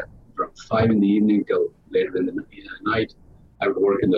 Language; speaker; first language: English; non-native, local second language; Telugu